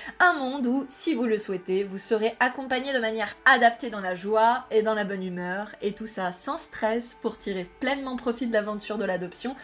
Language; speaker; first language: French; native; French